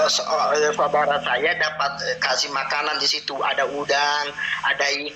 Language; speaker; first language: Indonesian; non-native, learner; Rohingya